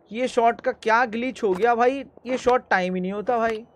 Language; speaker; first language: Hindi; non-native, local second language; Bangla